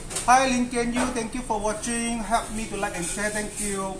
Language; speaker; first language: English; non-native, local second language; Chinese